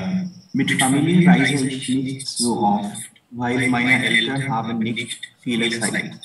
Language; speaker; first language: German; non-native, learner; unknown